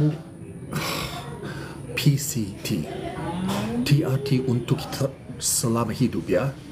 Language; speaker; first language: Indonesian; non-native, learner; English